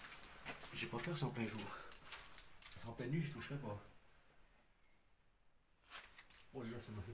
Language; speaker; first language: French; native; French